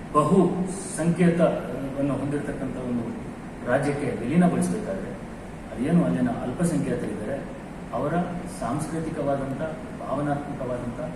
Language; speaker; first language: Kannada; non-native, local second language; Kodava